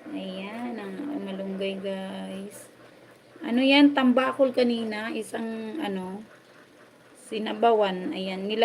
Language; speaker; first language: Filipino; non-native, local second language; Waray